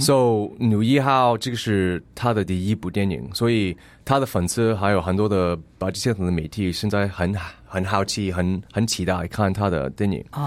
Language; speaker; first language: Chinese; early bilingual, heritage; English